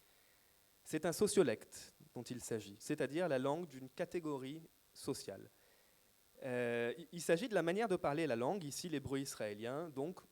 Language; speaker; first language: French; native; French